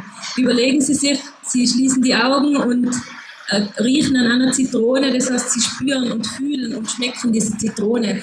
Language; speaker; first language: German; native; German